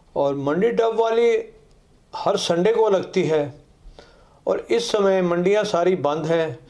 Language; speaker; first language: Hindi; non-native, local second language; Punjabi